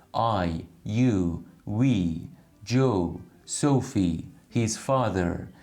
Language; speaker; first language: English; non-native, fluent; Persian